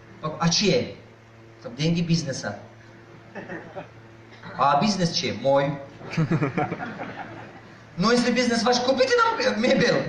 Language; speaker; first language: Russian; non-native, fluent; Tajik